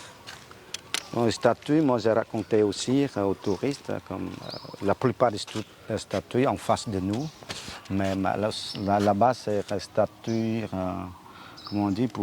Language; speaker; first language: French; non-native, fluent; Khmer